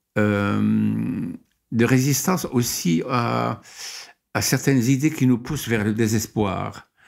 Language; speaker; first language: French; non-native, local second language; Arabic